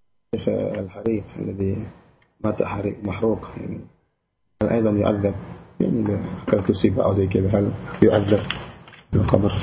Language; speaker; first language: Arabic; non-native, learner; Indonesian